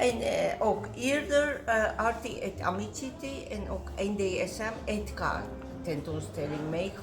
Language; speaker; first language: Dutch; non-native, fluent; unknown